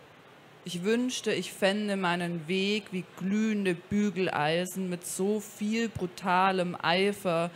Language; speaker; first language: German; native; German